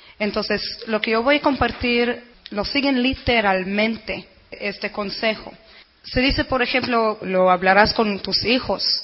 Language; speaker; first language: Spanish; non-native, fluent; Hebrew